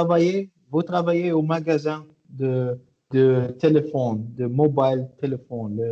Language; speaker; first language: French; non-native, learner; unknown